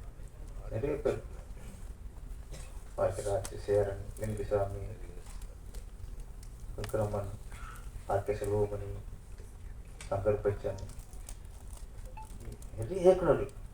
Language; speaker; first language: Tamil; native; Tamil